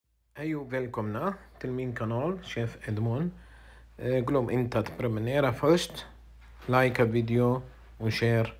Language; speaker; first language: Swedish; non-native, learner; Arabic